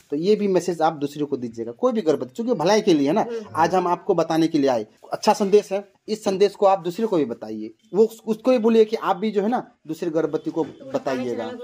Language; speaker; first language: Hindi; native; Hindi